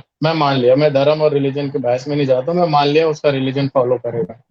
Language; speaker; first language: Hindi; native; Hindi